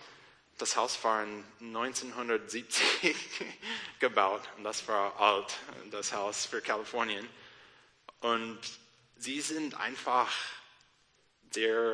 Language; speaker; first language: German; non-native, learner; English